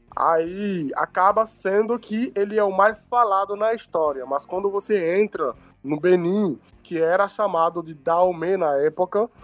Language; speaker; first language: Portuguese; non-native, fluent; Yoruba